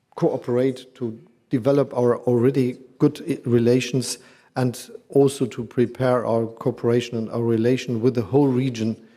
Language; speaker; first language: English; non-native, fluent; German